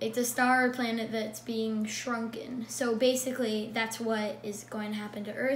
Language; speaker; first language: English; native; English